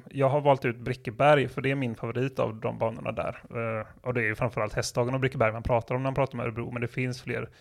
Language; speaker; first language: Swedish; native; Swedish